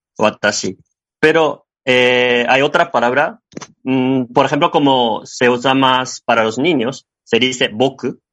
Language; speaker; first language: Spanish; non-native, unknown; Japanese